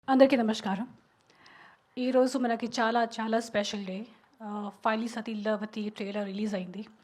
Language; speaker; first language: Telugu; non-native, fluent; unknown